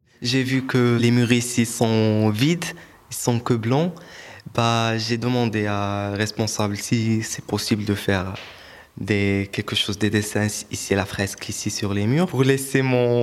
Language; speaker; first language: French; non-native, local second language; Arabic